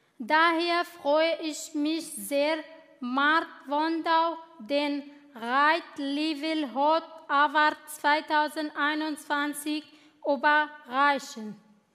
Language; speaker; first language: German; non-native, fluent; Kurdish